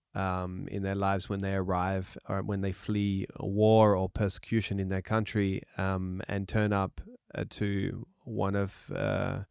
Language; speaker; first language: English; native; English